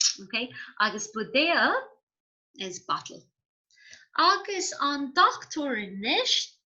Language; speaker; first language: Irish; non-native, local second language; English